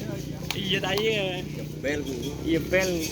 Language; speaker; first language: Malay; non-native, local second language; Madurese